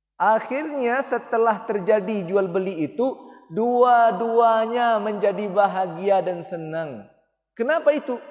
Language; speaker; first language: Malay; non-native, local second language; Minangkabau